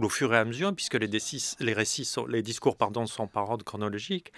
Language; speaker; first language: French; native; French